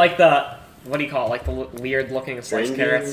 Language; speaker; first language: English; native; English